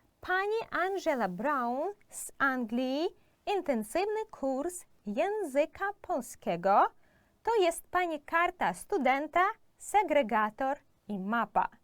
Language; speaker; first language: Polish; non-native, fluent; Ukrainian